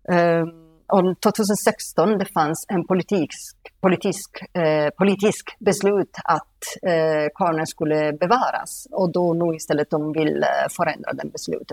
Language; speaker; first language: Swedish; non-native, fluent; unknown